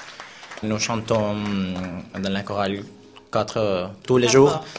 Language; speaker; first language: French; non-native, learner; Spanish